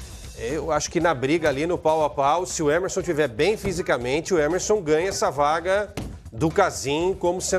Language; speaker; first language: Portuguese; native; Portuguese